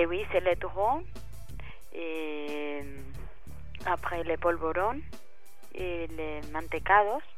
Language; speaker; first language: French; non-native, learner; Spanish